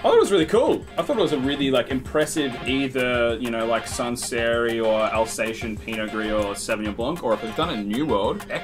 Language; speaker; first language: English; native; English